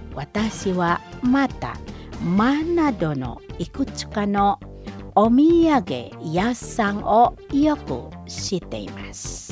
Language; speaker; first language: Japanese; non-native, fluent; Indonesian